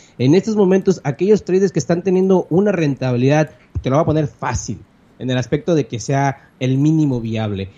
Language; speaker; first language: Spanish; native; Spanish